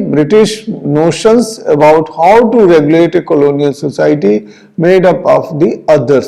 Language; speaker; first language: English; non-native, local second language; Hindi